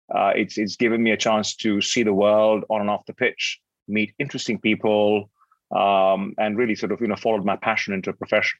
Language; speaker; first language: English; non-native, local second language; Hindi